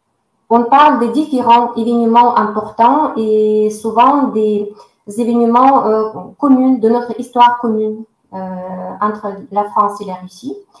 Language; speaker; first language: French; non-native, fluent; Russian